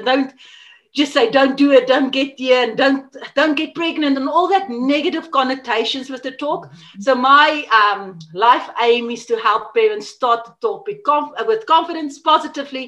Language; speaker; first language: English; non-native, local second language; Afrikaans